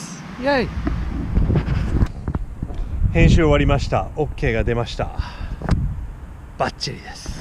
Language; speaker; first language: Japanese; non-native, fluent; English